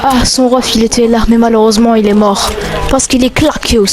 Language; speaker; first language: French; native; French